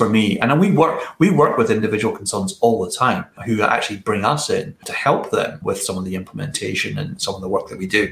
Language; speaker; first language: English; native; English